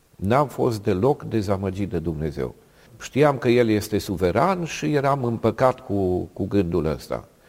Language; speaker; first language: Romanian; native; Romanian